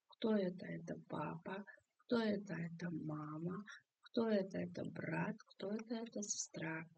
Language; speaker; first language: Russian; non-native, local second language; Kazakh